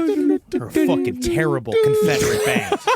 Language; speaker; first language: English; native; English